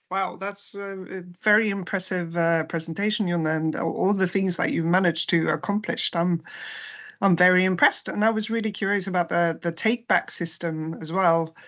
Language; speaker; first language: English; non-native, fluent; Norwegian